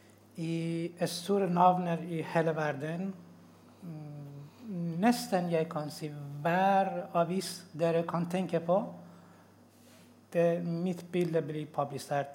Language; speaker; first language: Norwegian; non-native, learner; Persian